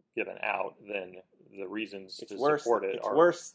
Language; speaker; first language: English; native; English